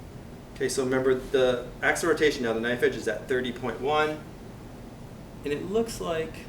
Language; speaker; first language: English; native; English